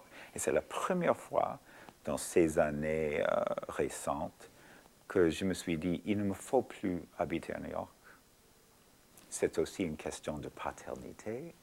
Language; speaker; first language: French; non-native, fluent; English